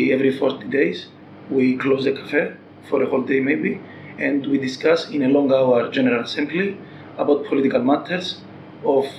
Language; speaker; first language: English; non-native, fluent; Greek